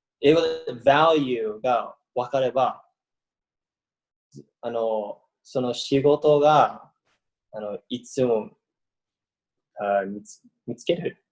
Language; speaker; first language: Japanese; early bilingual, heritage; English